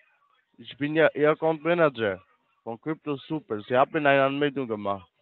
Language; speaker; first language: German; non-native, learner; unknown